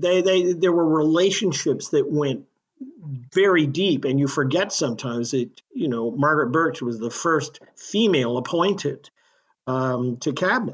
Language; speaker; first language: English; native; English